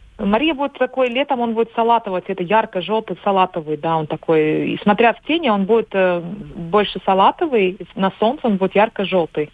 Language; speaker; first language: Russian; non-native, local second language; Latvian